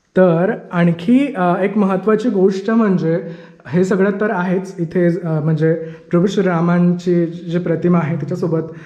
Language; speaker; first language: Marathi; native; Marathi